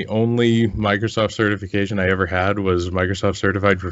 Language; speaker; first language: English; native; English